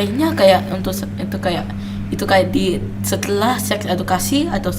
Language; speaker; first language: Indonesian; non-native, local second language; English